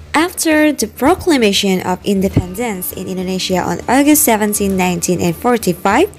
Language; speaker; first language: English; non-native, fluent; Indonesian